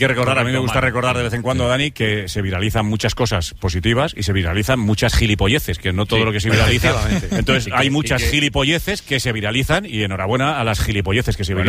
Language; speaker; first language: Spanish; native; Spanish